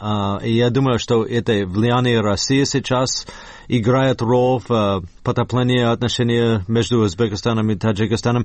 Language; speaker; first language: Russian; non-native, fluent; English